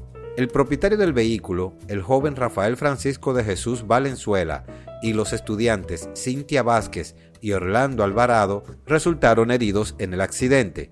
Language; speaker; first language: Spanish; native; Spanish